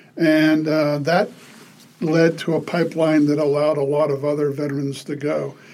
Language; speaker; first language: English; native; English